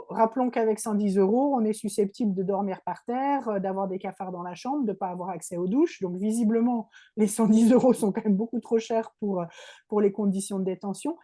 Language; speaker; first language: French; native; French